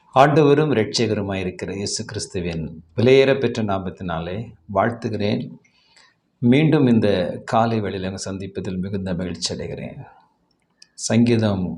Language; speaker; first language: Tamil; native; Tamil